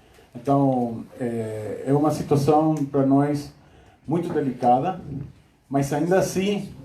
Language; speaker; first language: Portuguese; non-native, fluent; Spanish